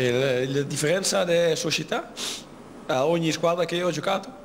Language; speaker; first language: Italian; non-native, learner; Dutch